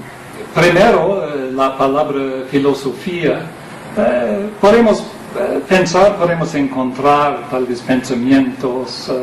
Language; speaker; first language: Spanish; non-native, fluent; English